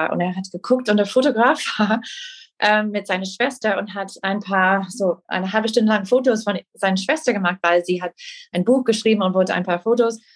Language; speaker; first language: German; non-native, fluent; English